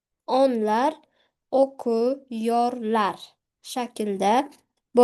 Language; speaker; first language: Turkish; non-native, fluent; Uzbek